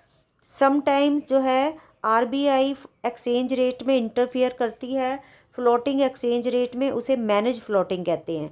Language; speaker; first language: Hindi; non-native, local second language; Punjabi